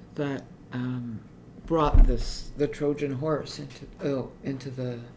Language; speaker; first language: English; native; English